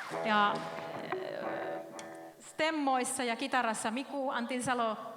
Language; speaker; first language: Finnish; native; Finnish